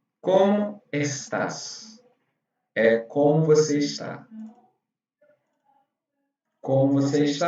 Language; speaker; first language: Portuguese; non-native, fluent; Spanish